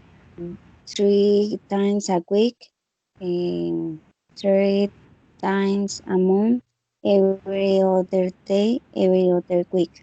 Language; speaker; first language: English; non-native, learner; Spanish